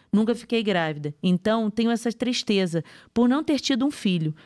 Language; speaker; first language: Portuguese; native; Portuguese